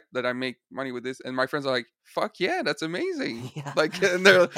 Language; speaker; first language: English; non-native, fluent; French